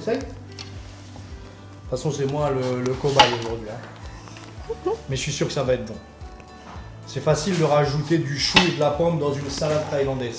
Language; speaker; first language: French; native; French